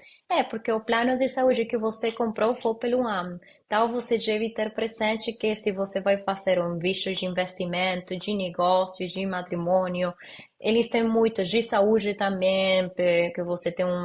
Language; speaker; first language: Portuguese; non-native, learner; Spanish